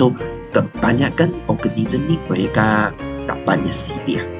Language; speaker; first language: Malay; non-native, local second language; Chinese